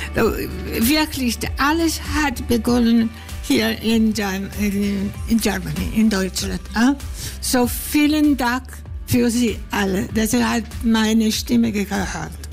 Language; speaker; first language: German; non-native, learner; Greek